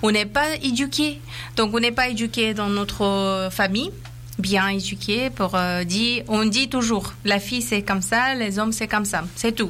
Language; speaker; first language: French; non-native, fluent; Persian